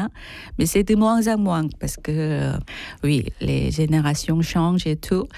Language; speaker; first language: French; non-native, fluent; Korean